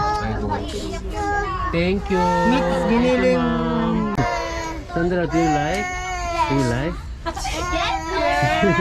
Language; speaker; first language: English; non-native, learner; Korean